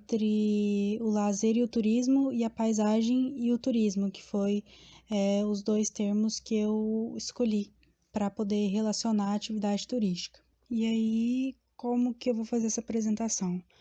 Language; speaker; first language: Portuguese; native; Portuguese